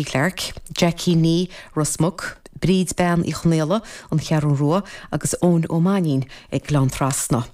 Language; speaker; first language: Irish; native; Irish